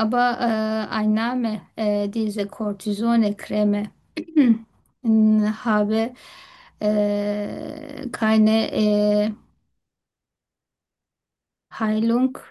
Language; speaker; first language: German; non-native, learner; Turkish